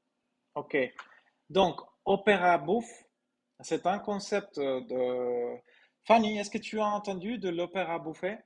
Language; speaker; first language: French; non-native, fluent; Spanish